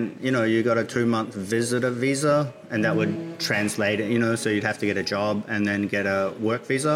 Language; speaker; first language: English; native; English